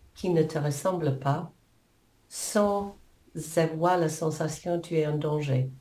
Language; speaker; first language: French; non-native, fluent; English